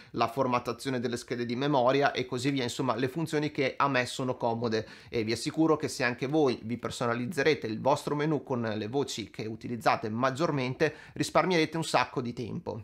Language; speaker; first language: Italian; native; Italian